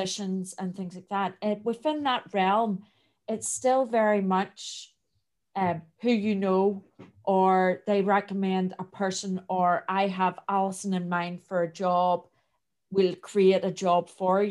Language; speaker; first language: English; native; English